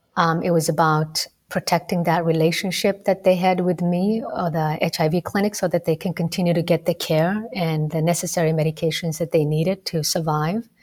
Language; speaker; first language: English; non-native, local second language; Somali